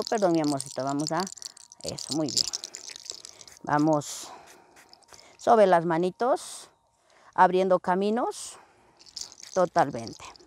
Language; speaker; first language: Spanish; native; Spanish